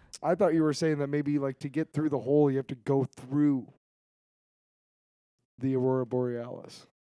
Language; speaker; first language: English; native; English